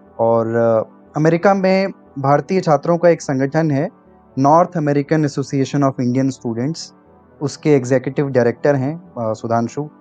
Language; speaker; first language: Hindi; native; Hindi